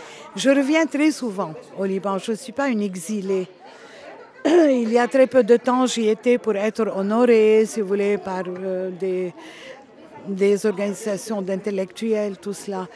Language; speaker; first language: French; non-native, local second language; Arabic